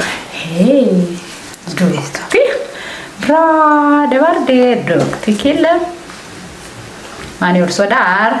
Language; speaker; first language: Swedish; non-native, learner; Amharic